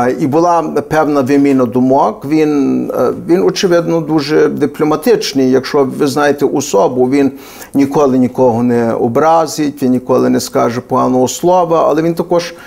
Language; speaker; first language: Ukrainian; early bilingual, heritage; Ukrainian